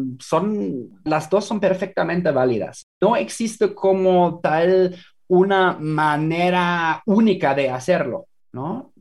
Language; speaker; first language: Spanish; non-native, fluent; German